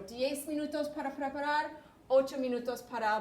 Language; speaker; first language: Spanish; non-native, fluent; English